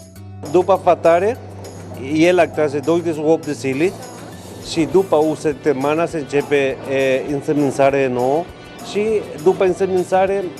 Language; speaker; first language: Romanian; non-native, learner; Spanish